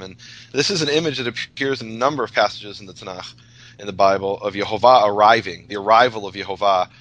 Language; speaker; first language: English; native; English